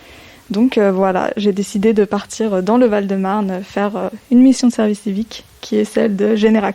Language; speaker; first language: French; native; French